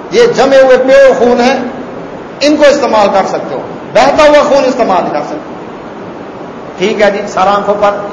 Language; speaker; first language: Urdu; non-native, local second language; Saraiki